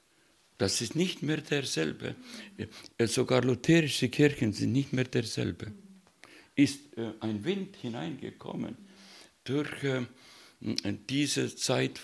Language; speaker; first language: German; non-native, learner; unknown